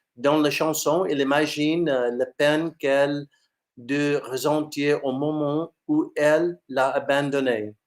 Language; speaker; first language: French; non-native, fluent; English